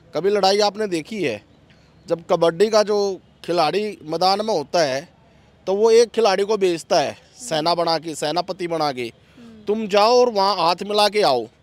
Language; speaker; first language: Hindi; native; Hindi